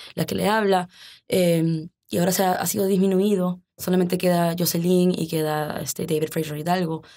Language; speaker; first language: Spanish; early bilingual, heritage; Spanish